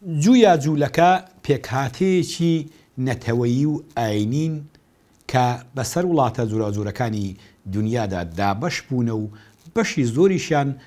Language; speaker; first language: Central Kurdish; native; Central Kurdish